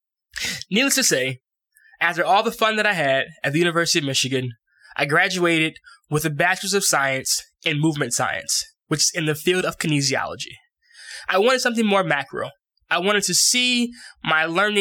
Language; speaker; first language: English; native; English